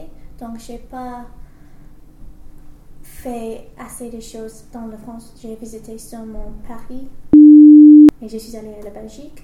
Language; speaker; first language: French; non-native, learner; English